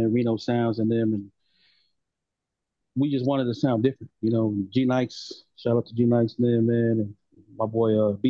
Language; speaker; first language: English; native; English